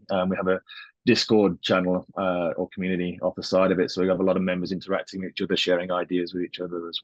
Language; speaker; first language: English; native; English